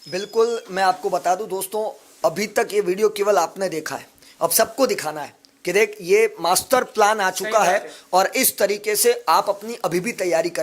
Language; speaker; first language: Hindi; native; Hindi